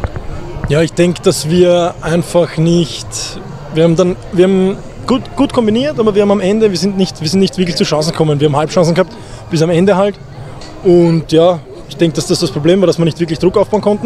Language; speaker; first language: German; native; German